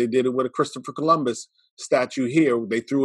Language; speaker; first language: English; native; English